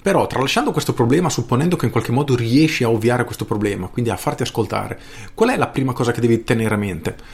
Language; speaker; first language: Italian; native; Italian